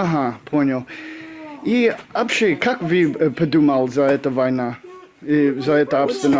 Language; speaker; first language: Russian; non-native, learner; English